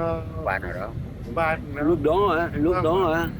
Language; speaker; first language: Vietnamese; non-native, fluent; French